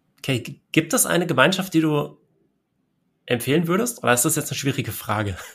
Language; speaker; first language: German; native; German